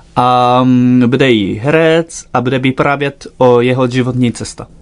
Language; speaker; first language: Czech; non-native, fluent; Japanese